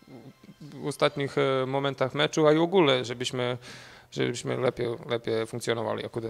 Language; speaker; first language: Polish; non-native, fluent; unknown